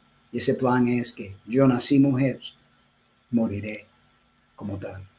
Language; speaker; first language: Spanish; early bilingual, heritage; Spanish